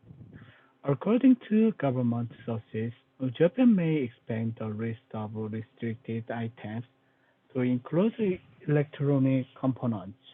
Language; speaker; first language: English; non-native, learner; Korean